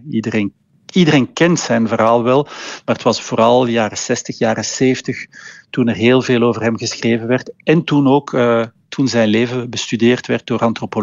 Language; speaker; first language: Dutch; native; Dutch